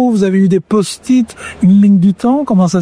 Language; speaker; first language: French; native; French